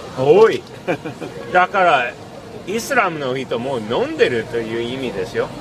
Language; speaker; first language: Japanese; non-native, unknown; English